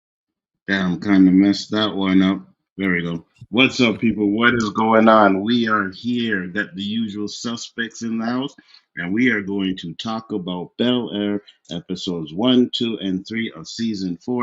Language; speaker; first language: English; native; English